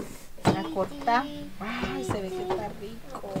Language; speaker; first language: Spanish; native; Spanish